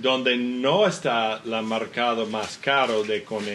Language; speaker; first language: Spanish; non-native, learner; English